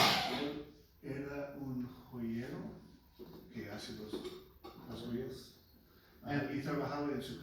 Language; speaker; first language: Spanish; non-native, local second language; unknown